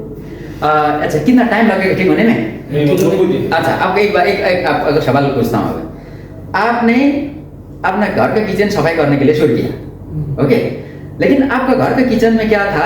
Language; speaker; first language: Hindi; non-native, local second language; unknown